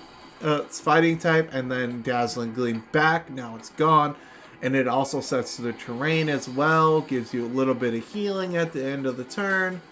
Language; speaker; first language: English; native; English